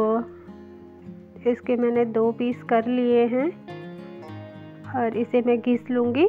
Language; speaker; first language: Hindi; non-native, local second language; Garhwali